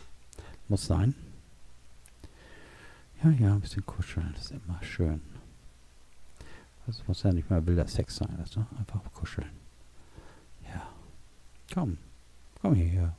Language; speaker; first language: German; native; German